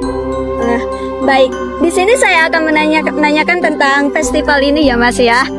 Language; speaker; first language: Indonesian; native; Indonesian